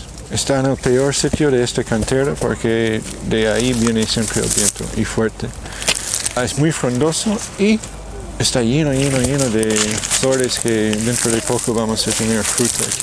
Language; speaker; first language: Spanish; non-native, fluent; English